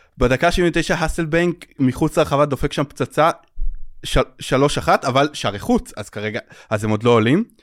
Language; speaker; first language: Hebrew; native; Hebrew